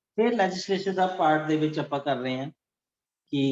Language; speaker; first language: Hindi; non-native, local second language; Punjabi